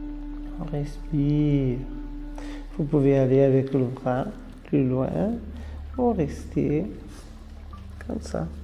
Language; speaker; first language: French; non-native, fluent; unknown